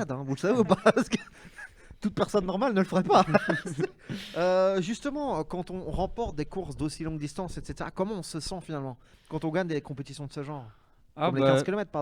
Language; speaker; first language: French; native; French